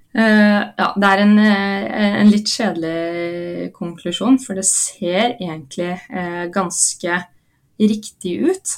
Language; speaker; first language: Norwegian; native; Norwegian